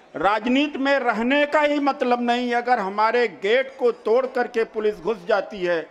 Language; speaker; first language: Hindi; native; Hindi